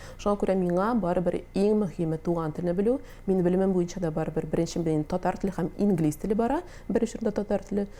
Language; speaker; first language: Tatar; native; Tatar